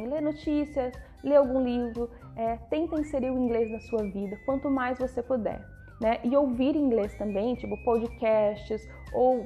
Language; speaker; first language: Portuguese; native; Portuguese